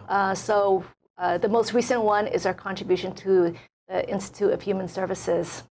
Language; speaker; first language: English; native; English